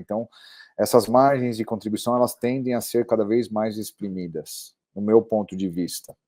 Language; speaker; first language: Portuguese; native; Portuguese